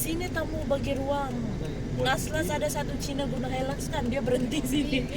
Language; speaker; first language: Malay; native; Malay